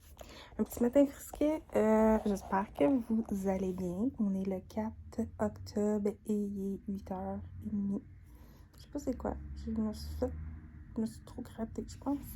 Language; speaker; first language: French; native; French